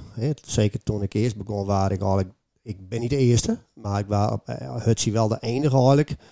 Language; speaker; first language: Dutch; native; Dutch